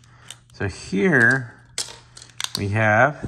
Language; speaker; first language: English; native; English